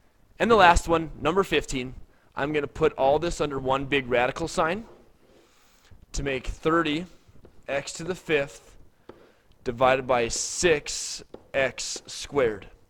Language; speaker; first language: English; native; English